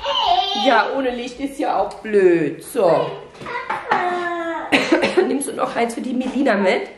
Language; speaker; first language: German; native; German